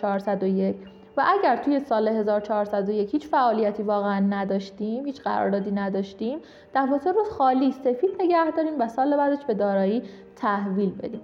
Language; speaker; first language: Persian; native; Persian